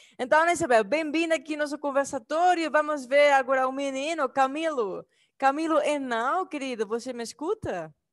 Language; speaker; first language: Portuguese; non-native, fluent; Spanish